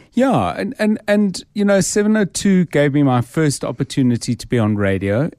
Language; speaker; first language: English; native; English